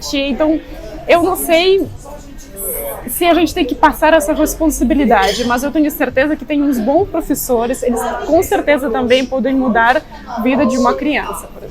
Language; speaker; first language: Portuguese; non-native, fluent; Russian